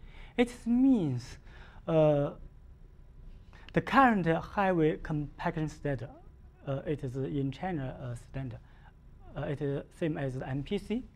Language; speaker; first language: English; non-native, learner; Chinese